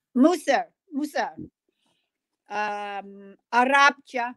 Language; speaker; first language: Turkish; non-native, learner; English